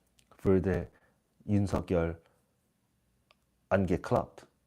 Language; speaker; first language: German; non-native, learner; Korean